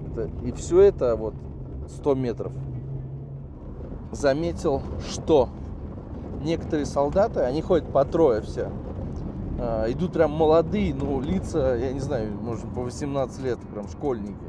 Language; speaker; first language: Russian; native; Russian